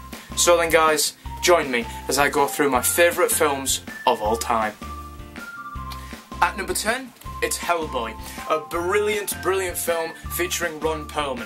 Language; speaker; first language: English; native; English